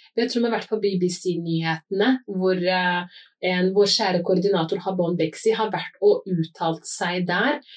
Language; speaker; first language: Norwegian; early bilingual, other home language; Somali